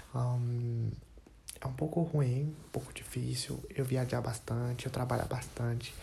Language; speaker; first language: Portuguese; non-native, learner; English